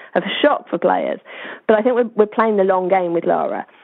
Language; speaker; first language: English; native; English